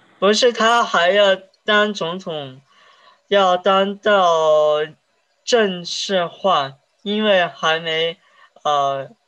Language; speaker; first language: Chinese; early bilingual, heritage; Chinese